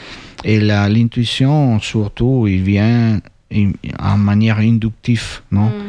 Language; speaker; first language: French; non-native, learner; Italian